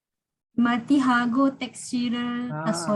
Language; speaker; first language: Korean; non-native, learner; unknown